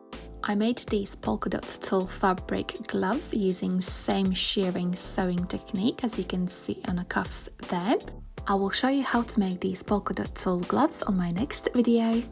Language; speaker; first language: English; non-native, fluent; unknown